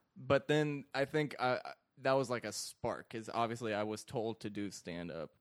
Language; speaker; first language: English; early bilingual, other home language; Arabic